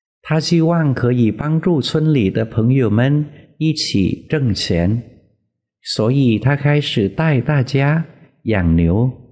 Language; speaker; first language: Chinese; non-native, fluent; Vietnamese